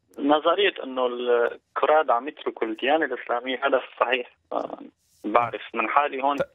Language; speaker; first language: Arabic; non-native, local second language; Kurdish